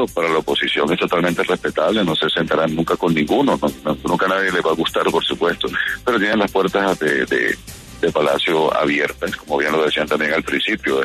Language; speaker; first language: Spanish; native; Spanish